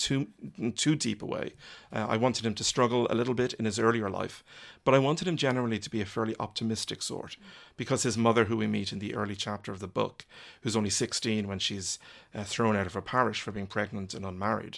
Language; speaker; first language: English; native; English